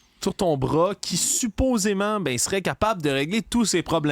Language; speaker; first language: French; native; French